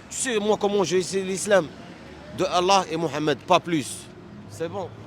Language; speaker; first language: French; non-native, learner; Arabic